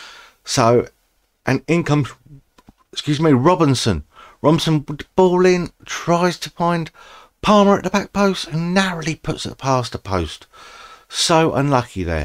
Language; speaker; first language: English; native; English